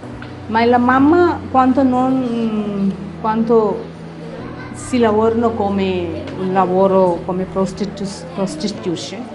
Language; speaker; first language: Italian; non-native, learner; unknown